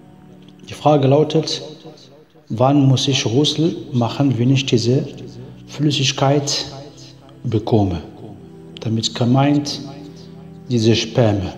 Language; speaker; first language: German; non-native, fluent; Arabic